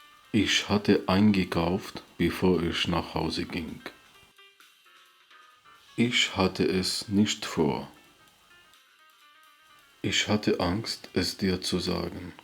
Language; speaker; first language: German; non-native, fluent; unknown